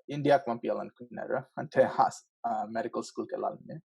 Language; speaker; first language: Telugu; early bilingual, heritage; Telugu